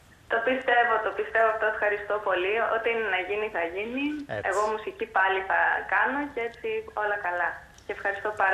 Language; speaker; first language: Greek; early bilingual, heritage; Greek